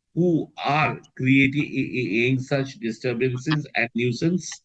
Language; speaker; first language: English; non-native, local second language; Bangla